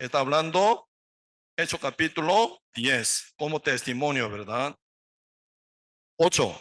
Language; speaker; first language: Spanish; non-native, learner; Korean